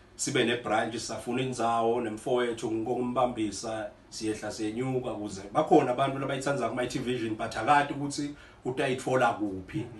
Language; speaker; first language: Zulu; non-native, local second language; Swati